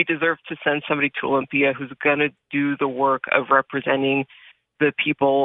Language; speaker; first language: English; early bilingual, other home language; Hebrew